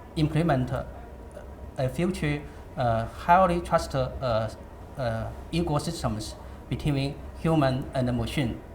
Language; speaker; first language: English; non-native, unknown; Chinese